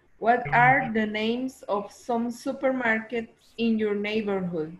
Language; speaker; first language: English; non-native, learner; Spanish